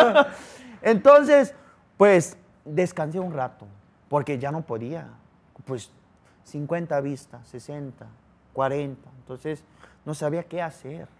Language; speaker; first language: Spanish; early bilingual, other home language; Korean